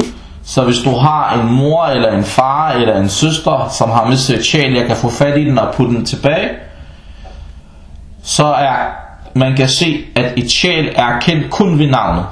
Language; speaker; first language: Danish; non-native, fluent; Arabic